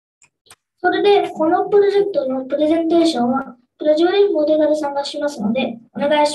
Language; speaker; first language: Japanese; non-native, fluent; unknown